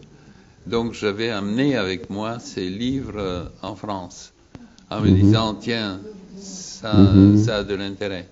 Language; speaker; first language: French; non-native, fluent; Bulgarian